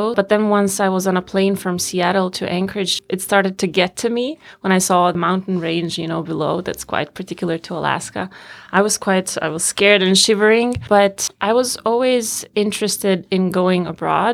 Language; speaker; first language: English; non-native, fluent; Bosnian